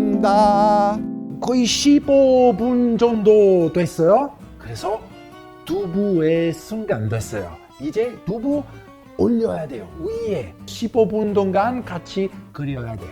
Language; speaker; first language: Korean; non-native, fluent; Italian